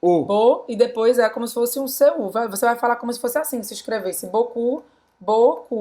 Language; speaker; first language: Portuguese; native; Portuguese